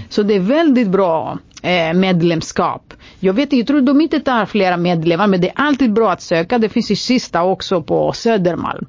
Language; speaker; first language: Swedish; non-native, fluent; Greek